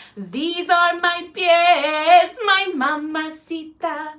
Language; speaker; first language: English; early bilingual, other home language; Spanish